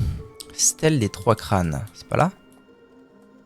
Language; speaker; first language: French; native; French